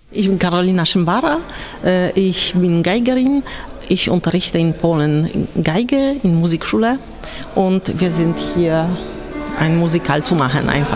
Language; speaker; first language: German; non-native, learner; Polish